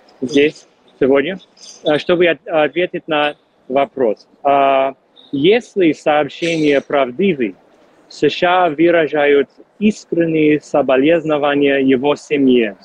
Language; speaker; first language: Russian; non-native, fluent; English